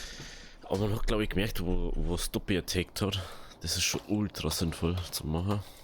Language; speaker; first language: German; native; German